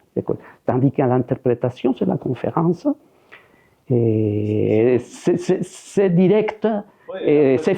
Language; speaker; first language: French; non-native, fluent; Spanish